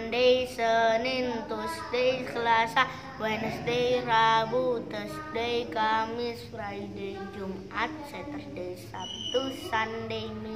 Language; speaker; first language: English; non-native, learner; Indonesian